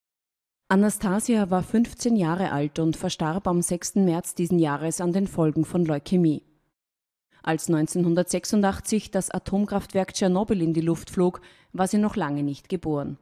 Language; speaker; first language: German; native; German